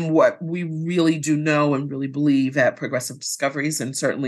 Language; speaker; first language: English; native; English